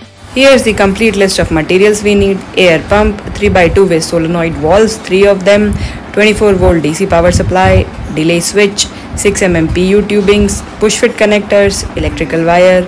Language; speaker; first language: English; non-native, local second language; Hindi